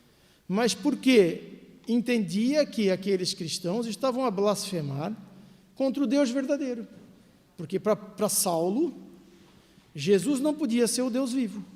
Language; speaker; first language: Portuguese; native; Portuguese